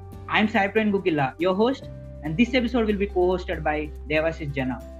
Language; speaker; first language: English; non-native, local second language; Telugu